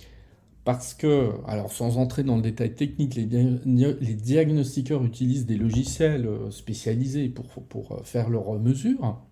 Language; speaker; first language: French; native; French